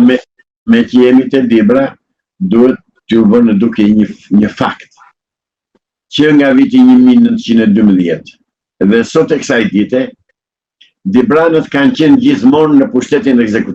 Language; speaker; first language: Albanian; native; Albanian